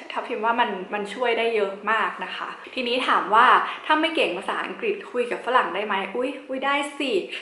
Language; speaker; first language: Thai; native; Thai